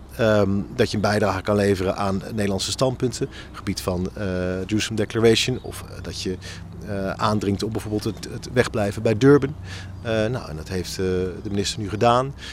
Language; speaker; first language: Dutch; native; Dutch